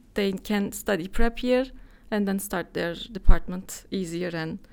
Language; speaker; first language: English; non-native, fluent; Turkish